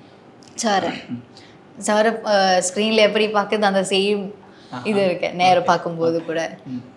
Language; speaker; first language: Tamil; non-native, learner; Malayalam